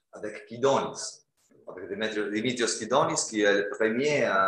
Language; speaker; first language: French; non-native, fluent; Italian